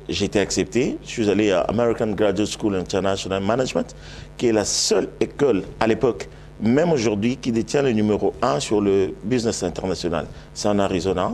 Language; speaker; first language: French; non-native, local second language; Lingala